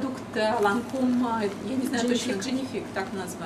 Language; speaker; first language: Russian; native; Russian